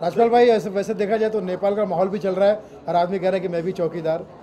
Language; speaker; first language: Hindi; native; Hindi